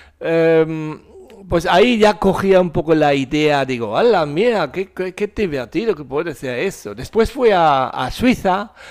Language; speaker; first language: Spanish; non-native, fluent; German